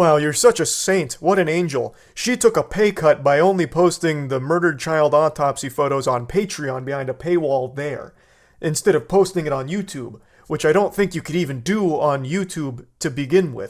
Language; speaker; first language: English; native; English